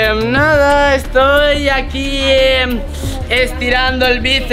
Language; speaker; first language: Spanish; native; Spanish